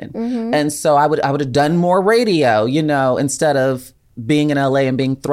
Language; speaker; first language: English; native; English